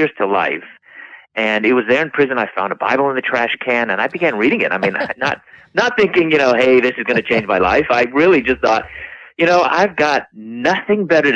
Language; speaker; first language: English; native; English